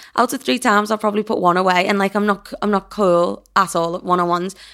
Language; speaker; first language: English; native; English